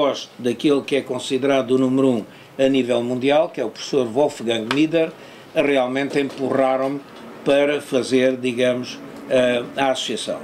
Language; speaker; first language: Portuguese; native; Portuguese